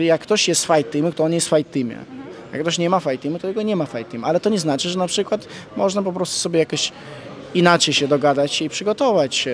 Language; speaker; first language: Polish; non-native, fluent; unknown